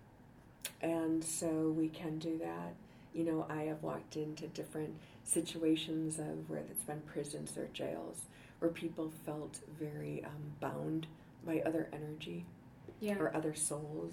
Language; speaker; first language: English; native; English